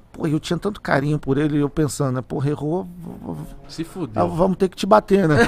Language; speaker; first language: Portuguese; native; Portuguese